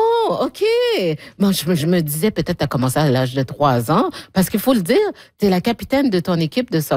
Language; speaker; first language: French; native; French